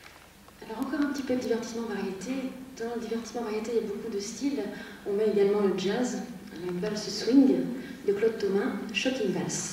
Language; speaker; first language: French; native; French